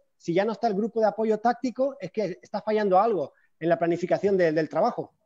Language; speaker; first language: Spanish; native; Spanish